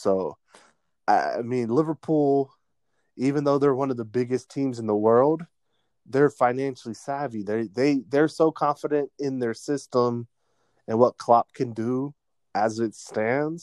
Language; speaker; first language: English; native; English